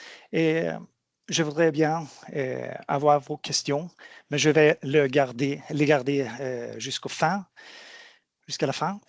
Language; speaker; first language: French; non-native, fluent; Swedish